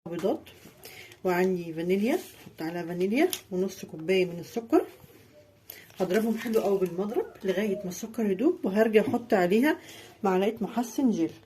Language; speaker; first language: Arabic; native; Arabic